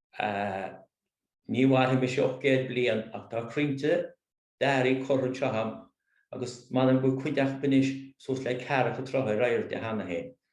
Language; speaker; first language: Irish; native; Irish